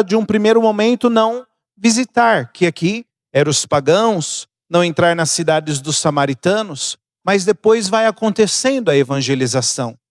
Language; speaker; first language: Portuguese; native; Portuguese